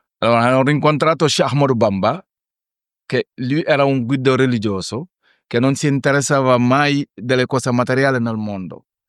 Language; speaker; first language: Italian; non-native, fluent; Wolof